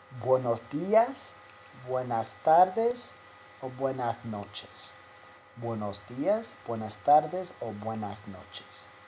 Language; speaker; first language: Spanish; non-native, fluent; English